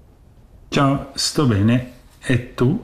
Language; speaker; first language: Italian; non-native, learner; German